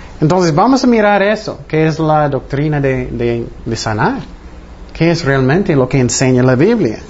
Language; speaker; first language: Spanish; non-native, fluent; English